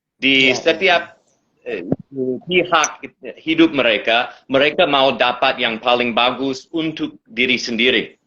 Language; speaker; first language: Indonesian; non-native, learner; English